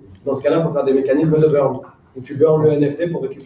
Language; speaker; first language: French; native; French